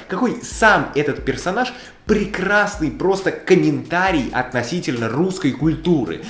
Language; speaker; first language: Russian; native; Russian